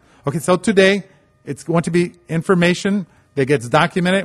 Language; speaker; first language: English; early bilingual, other home language; Spanish